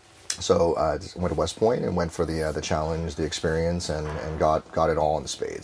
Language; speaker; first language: English; native; English